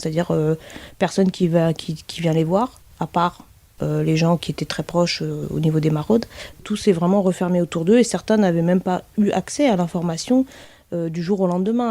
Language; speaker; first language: French; native; French